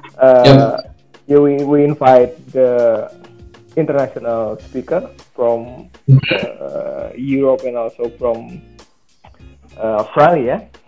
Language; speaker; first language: English; non-native, learner; Indonesian